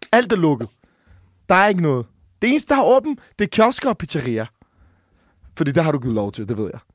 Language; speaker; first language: Danish; early bilingual, other home language; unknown